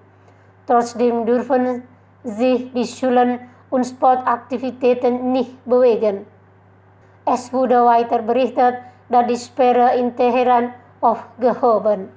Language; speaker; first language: German; non-native, fluent; Indonesian